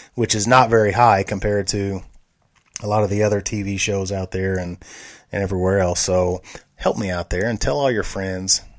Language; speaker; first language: English; native; English